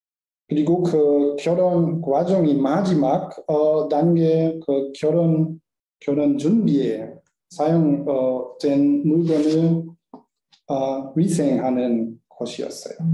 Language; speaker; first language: Korean; non-native, learner; German